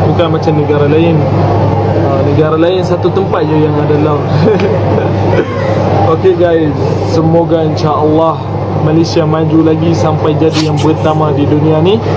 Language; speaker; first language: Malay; non-native, fluent; Arabic